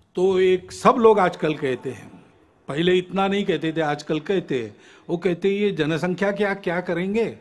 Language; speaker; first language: Hindi; non-native, local second language; Marathi